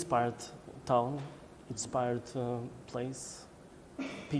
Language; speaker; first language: English; non-native, learner; Albanian